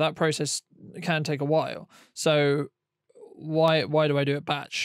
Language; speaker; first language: English; native; English